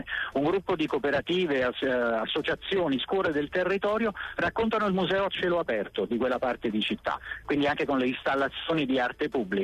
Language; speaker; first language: Italian; native; Italian